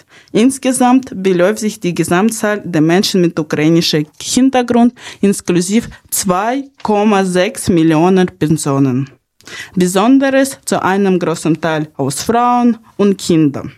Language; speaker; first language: German; non-native, fluent; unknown